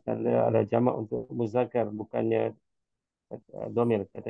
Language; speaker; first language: Indonesian; non-native, learner; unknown